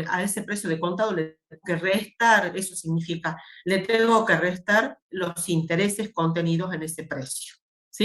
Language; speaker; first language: Spanish; native; Spanish